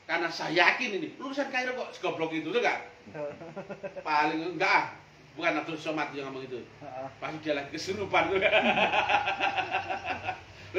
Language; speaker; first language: Indonesian; native; Indonesian